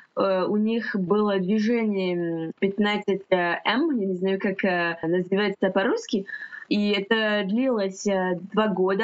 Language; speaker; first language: Russian; non-native, fluent; French